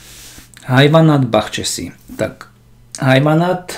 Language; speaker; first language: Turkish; non-native, learner; Slovak